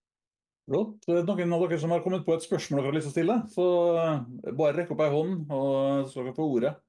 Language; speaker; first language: Norwegian; native; Norwegian